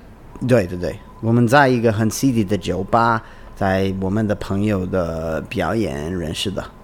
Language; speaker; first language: Chinese; non-native, learner; English